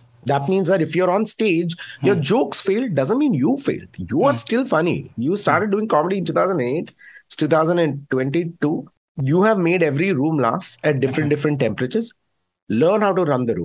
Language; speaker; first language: English; non-native, local second language; Malayalam